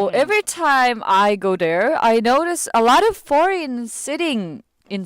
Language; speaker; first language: English; non-native, learner; Korean